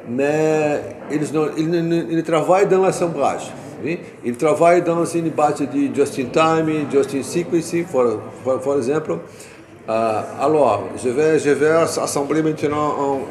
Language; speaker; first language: French; non-native, fluent; Portuguese